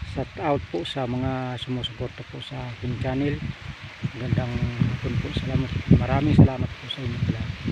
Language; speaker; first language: Filipino; non-native, local second language; Bikol